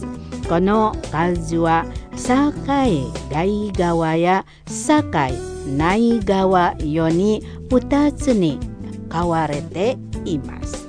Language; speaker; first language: Japanese; non-native, learner; Indonesian